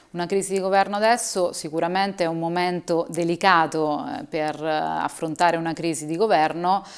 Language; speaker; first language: Italian; native; Italian